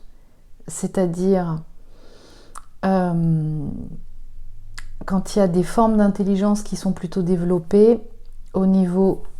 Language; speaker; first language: French; native; French